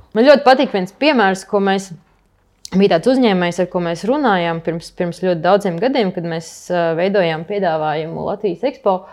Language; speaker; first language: Latvian; native; Latvian